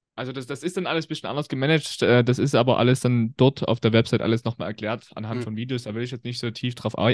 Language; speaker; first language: German; native; German